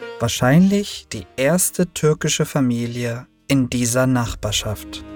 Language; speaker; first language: German; early bilingual, other home language; Turkish